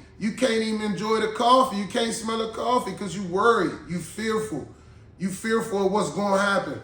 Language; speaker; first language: English; native; English